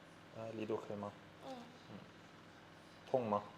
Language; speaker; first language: Chinese; non-native, learner; English